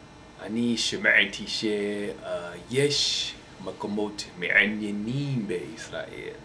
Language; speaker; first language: Hebrew; non-native, learner; English